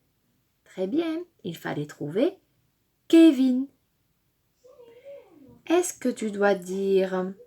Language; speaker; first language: French; native; French